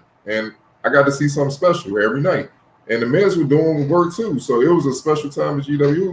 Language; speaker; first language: English; native; English